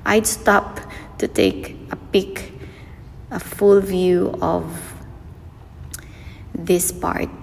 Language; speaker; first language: English; non-native, local second language; Filipino